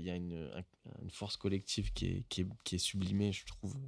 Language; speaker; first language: French; native; French